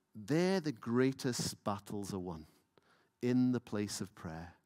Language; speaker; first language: English; native; English